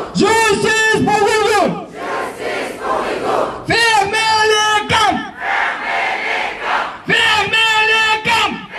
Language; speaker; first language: French; non-native, fluent; Uyghur